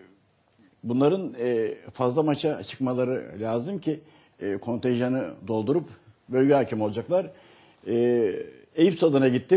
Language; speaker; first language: Turkish; native; Turkish